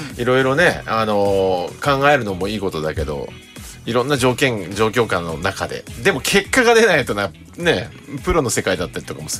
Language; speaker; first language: Japanese; native; Japanese